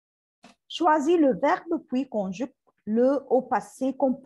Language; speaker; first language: French; non-native, learner; Arabic